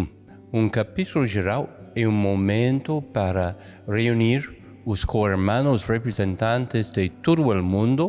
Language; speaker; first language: Portuguese; non-native, fluent; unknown